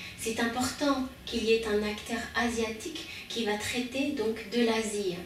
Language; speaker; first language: French; early bilingual, other home language; Khmer